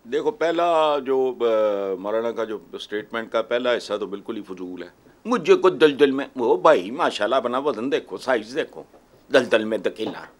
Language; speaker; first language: Urdu; non-native, local second language; Punjabi